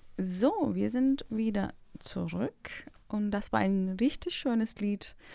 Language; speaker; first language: German; early bilingual, other home language; Turkish